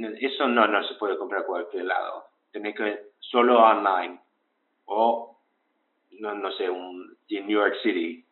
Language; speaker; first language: Spanish; early bilingual, heritage; English